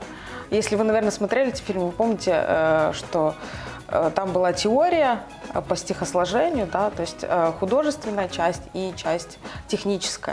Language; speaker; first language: Russian; native; Russian